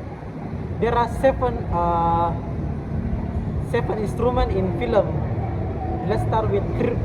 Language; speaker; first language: English; non-native, learner; Indonesian